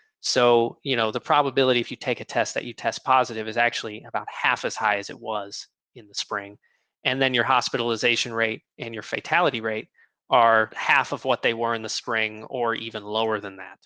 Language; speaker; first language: English; native; English